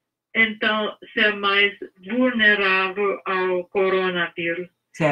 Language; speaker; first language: Portuguese; non-native, fluent; English